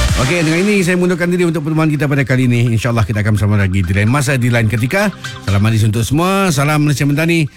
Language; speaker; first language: Malay; native; Malay